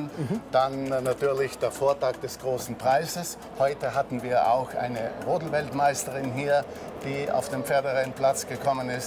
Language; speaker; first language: German; native; German